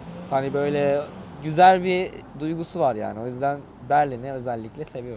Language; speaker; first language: Turkish; native; Turkish